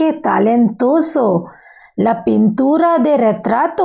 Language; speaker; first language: Spanish; non-native, learner; Bangla